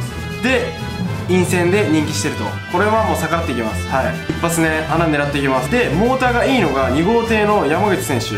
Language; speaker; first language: Japanese; native; Japanese